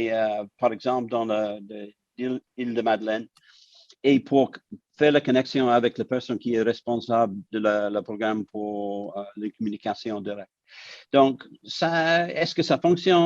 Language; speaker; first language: French; non-native, local second language; English